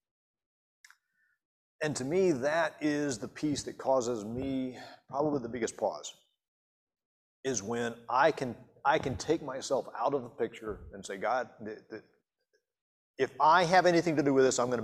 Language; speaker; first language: English; native; English